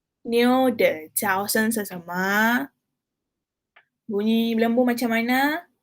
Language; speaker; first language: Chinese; non-native, fluent; Malay